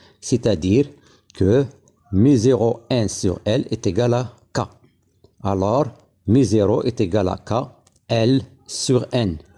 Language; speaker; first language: French; non-native, local second language; Arabic